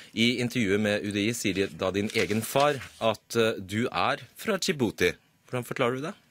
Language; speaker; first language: Norwegian; native; Norwegian